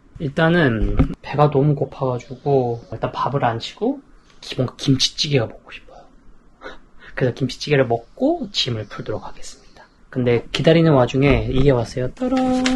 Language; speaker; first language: Korean; early bilingual, heritage; Korean